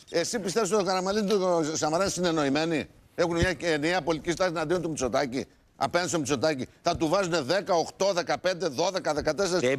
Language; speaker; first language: Greek; native; Greek